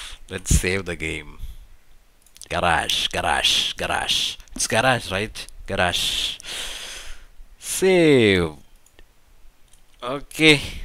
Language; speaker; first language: English; non-native, local second language; Malayalam